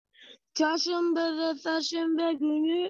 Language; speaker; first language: Turkish; non-native, learner; Persian